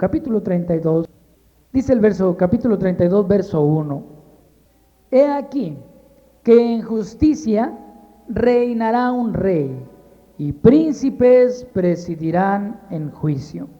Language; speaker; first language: Spanish; native; Spanish